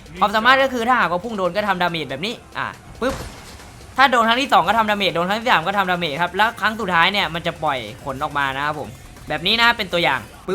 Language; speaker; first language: Thai; native; Thai